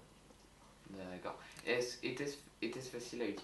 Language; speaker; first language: French; native; French